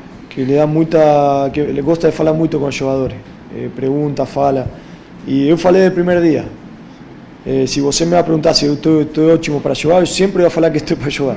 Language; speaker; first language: Portuguese; non-native, fluent; Spanish